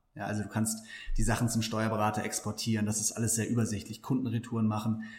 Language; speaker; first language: German; native; German